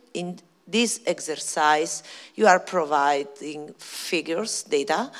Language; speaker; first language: English; non-native, fluent; Italian